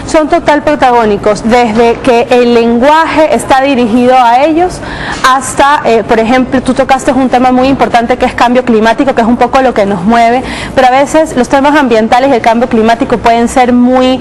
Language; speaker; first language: Spanish; native; Spanish